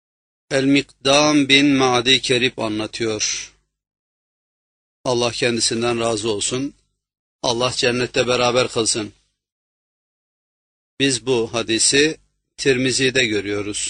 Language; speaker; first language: Turkish; native; Turkish